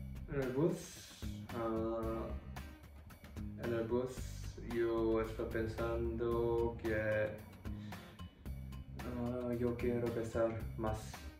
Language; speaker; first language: Spanish; non-native, learner; Korean